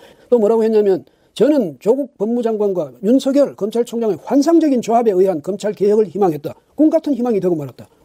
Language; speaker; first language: Korean; native; Korean